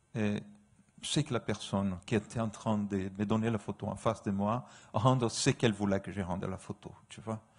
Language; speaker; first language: French; non-native, fluent; Portuguese